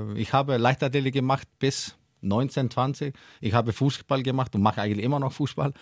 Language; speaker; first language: German; non-native, fluent; Icelandic